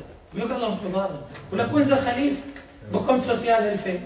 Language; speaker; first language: German; non-native, fluent; Arabic